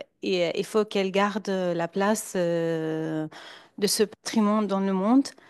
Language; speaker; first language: French; non-native, fluent; Arabic